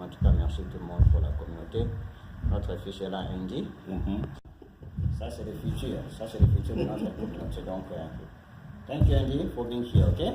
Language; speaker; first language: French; non-native, local second language; Lingala